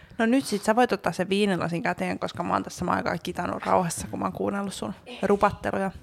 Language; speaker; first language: Finnish; native; Finnish